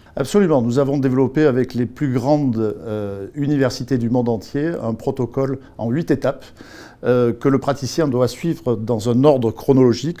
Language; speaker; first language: French; native; French